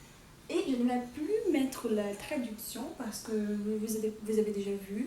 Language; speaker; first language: French; non-native, fluent; Portuguese